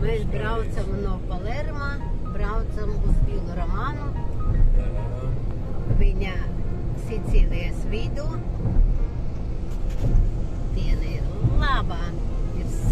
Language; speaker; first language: Latvian; non-native, local second language; Russian